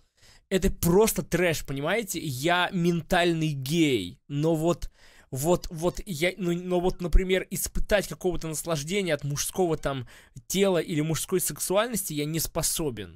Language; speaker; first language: Russian; native; Russian